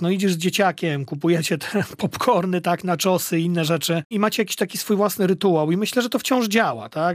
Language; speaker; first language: Polish; native; Polish